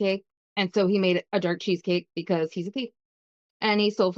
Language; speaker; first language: English; native; English